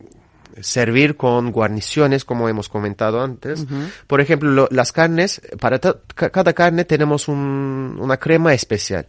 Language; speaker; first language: Spanish; non-native, fluent; Turkish